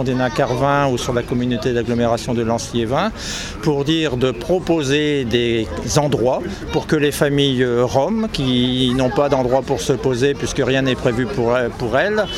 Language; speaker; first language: French; native; French